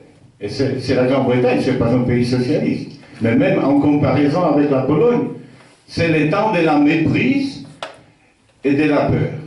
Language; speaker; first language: French; non-native, fluent; Polish